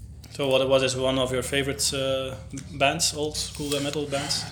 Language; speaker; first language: English; non-native, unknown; Dutch